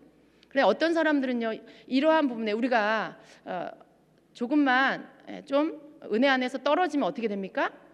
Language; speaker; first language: Korean; native; Korean